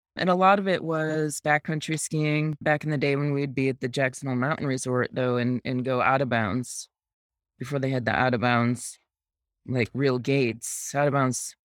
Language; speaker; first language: English; native; English